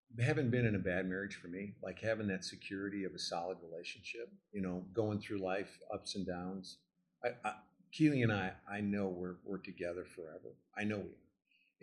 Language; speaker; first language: English; native; English